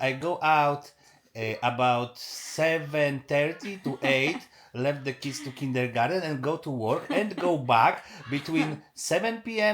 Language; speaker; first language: English; non-native, learner; Polish